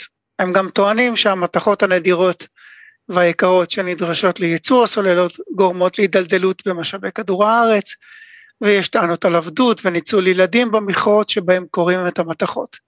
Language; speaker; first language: Hebrew; native; Hebrew